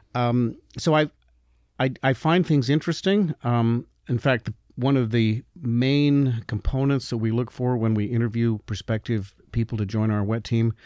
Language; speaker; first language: English; native; English